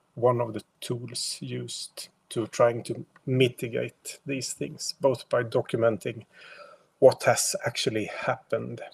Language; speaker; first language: English; non-native, fluent; Swedish